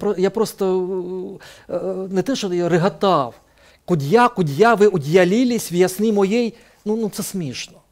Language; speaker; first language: Ukrainian; native; Ukrainian